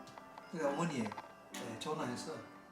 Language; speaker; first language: Korean; early bilingual, heritage; Japanese